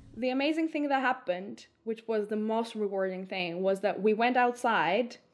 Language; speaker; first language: English; non-native, fluent; Greek